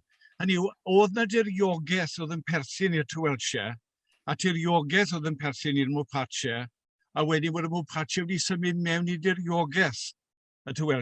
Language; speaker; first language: Welsh; native; Welsh